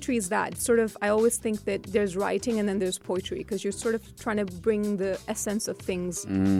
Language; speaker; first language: English; non-native, fluent; Urdu